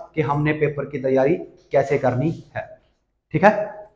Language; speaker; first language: Hindi; native; Hindi